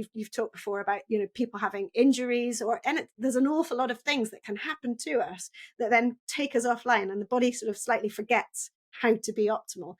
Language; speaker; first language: English; native; English